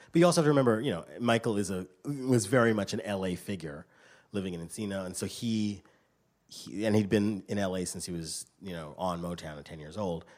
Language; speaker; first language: English; native; English